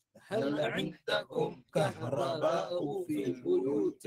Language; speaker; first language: Arabic; non-native, learner; English